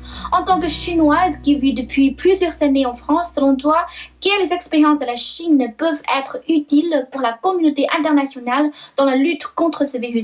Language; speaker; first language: French; non-native, fluent; Chinese